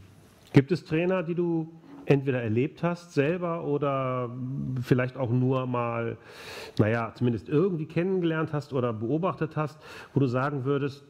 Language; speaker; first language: German; native; German